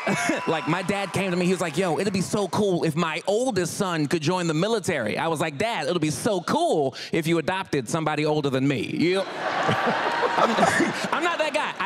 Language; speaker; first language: English; native; English